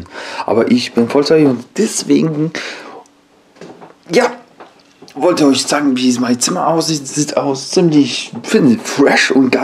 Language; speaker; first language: German; non-native, learner; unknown